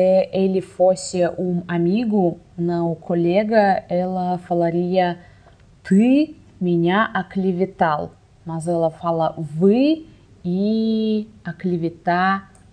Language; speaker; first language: Portuguese; non-native, fluent; Russian